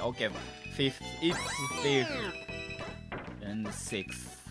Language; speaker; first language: English; non-native, learner; Japanese